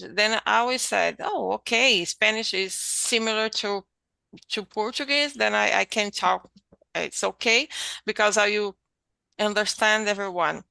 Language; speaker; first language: English; non-native, learner; Portuguese